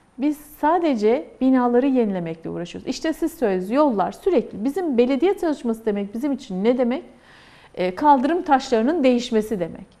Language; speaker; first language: Turkish; native; Turkish